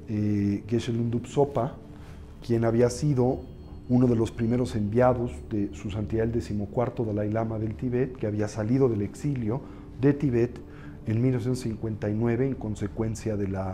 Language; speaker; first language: Spanish; native; Spanish